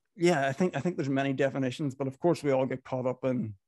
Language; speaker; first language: English; native; English